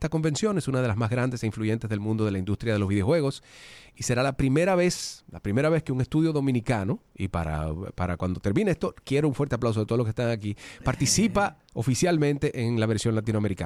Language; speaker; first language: Spanish; native; Spanish